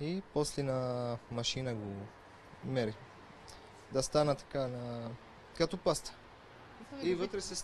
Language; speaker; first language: Bulgarian; non-native, learner; Arabic